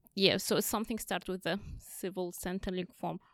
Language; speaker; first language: English; non-native, fluent; Arabic